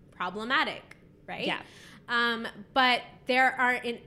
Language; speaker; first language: English; native; English